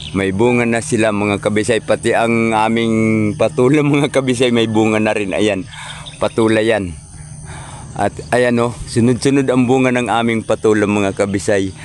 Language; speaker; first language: Filipino; non-native, local second language; Cebuano